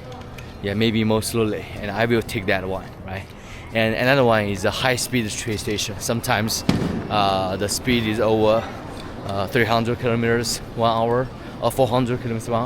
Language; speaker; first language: English; non-native, learner; Chinese